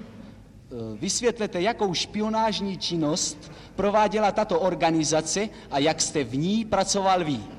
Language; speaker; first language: Czech; native; Czech